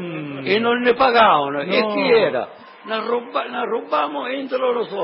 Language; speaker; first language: Italian; non-native, learner; Sicilian